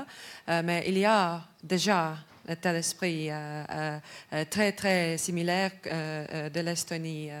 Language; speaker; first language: French; non-native, learner; Estonian